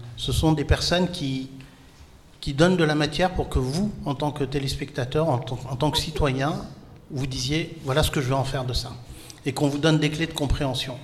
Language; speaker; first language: French; non-native, local second language; Arabic